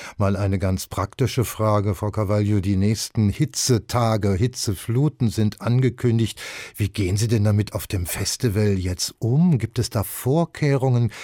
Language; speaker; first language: German; native; German